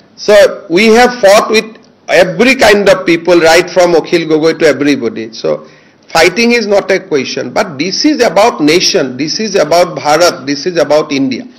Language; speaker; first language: English; non-native, local second language; Assamese